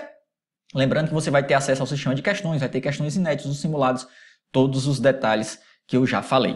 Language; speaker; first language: Portuguese; native; Portuguese